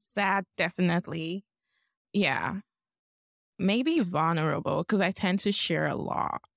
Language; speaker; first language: English; non-native, local second language; Yoruba